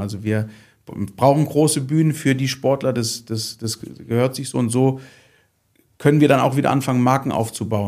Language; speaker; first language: German; native; German